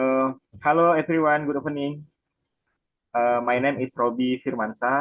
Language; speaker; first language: English; non-native, learner; Indonesian